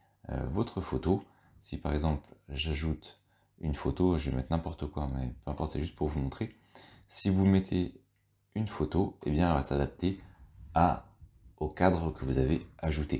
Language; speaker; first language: French; native; French